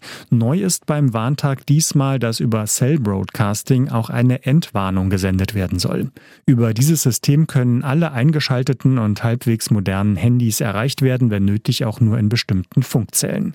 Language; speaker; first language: German; native; German